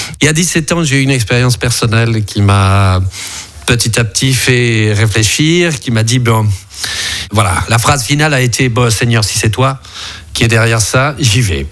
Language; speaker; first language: French; early bilingual, other home language; Spanish